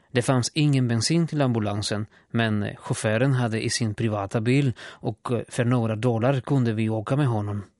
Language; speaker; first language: Swedish; non-native, fluent; Spanish